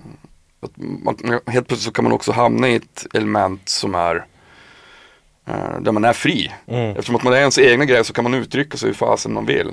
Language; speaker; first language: Swedish; native; Swedish